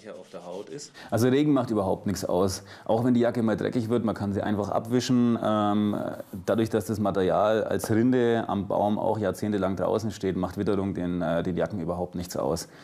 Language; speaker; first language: German; native; German